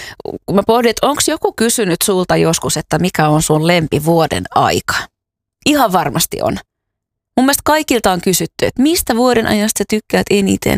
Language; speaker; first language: Finnish; native; Finnish